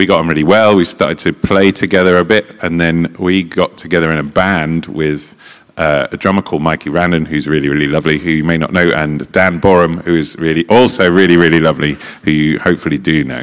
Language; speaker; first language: English; native; English